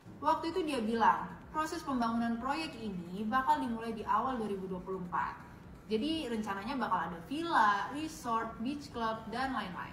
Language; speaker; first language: Indonesian; native; Indonesian